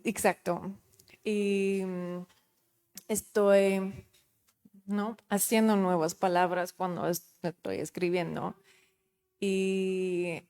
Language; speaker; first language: Spanish; non-native, fluent; Dutch